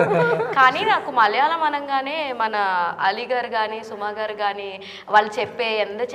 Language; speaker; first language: Telugu; native; Telugu